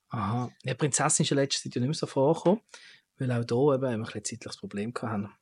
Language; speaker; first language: German; native; German